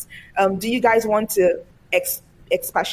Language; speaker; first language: English; non-native, local second language; Yoruba